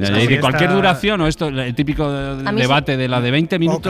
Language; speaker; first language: Spanish; native; Spanish